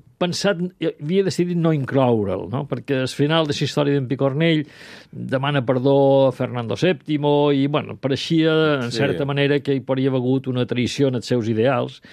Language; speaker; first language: Catalan; native; Catalan